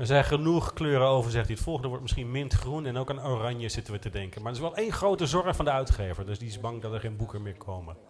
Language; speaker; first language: Dutch; native; Dutch